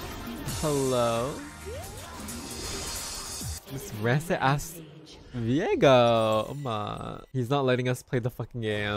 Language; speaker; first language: English; native; English